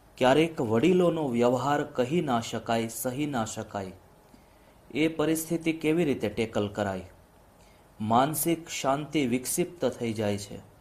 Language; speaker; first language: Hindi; non-native, local second language; Gujarati